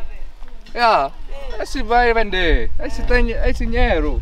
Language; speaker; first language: Portuguese; non-native, learner; Vietnamese